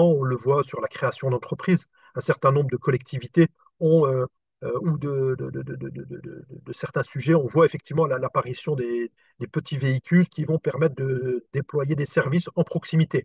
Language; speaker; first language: French; native; French